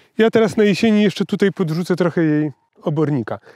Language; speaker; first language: Polish; native; Polish